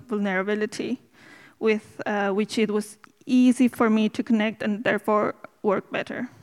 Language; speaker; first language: English; non-native, fluent; Spanish